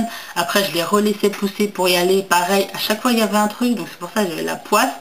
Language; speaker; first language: French; native; French